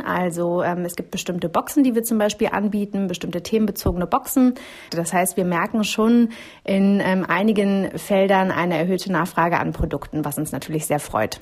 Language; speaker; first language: German; native; German